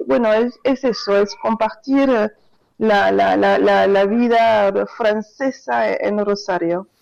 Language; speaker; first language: Spanish; non-native, fluent; French